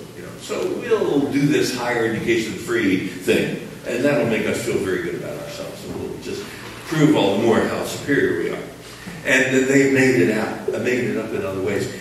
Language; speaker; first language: English; native; English